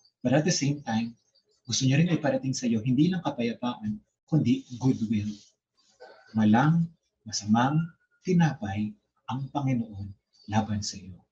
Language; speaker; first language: Filipino; native; Filipino